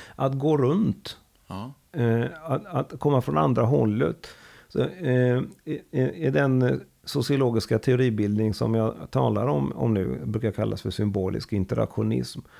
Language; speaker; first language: Swedish; native; Swedish